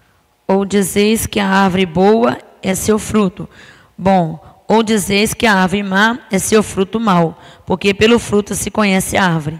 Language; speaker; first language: Portuguese; native; Portuguese